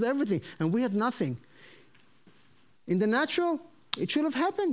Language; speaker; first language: English; non-native, fluent; Hebrew